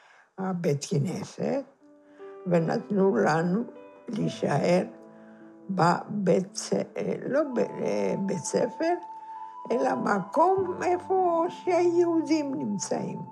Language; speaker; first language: Hebrew; non-native, fluent; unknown